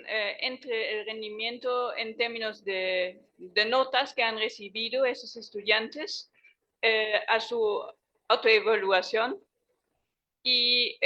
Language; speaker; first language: Spanish; non-native, fluent; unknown